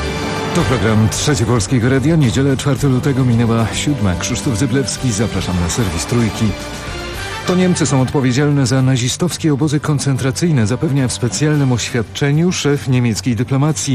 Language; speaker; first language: Polish; native; Polish